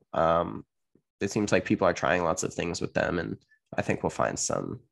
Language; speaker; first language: English; native; English